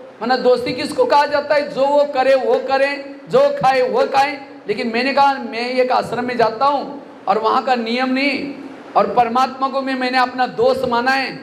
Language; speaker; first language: Hindi; non-native, local second language; Marathi